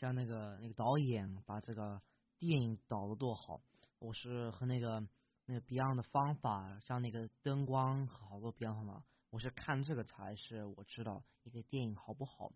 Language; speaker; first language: Chinese; early bilingual, heritage; English